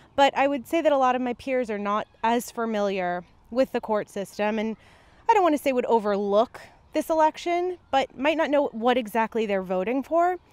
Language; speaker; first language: English; native; English